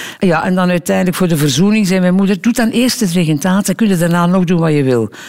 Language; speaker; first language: Dutch; native; Dutch